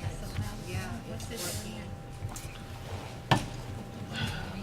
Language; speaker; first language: English; native; English